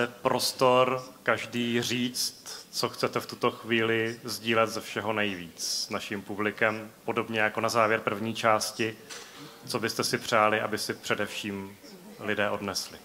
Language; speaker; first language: Czech; native; Czech